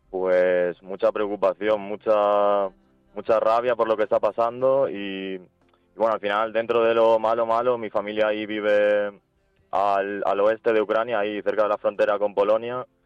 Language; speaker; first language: Spanish; early bilingual, other home language; Ukrainian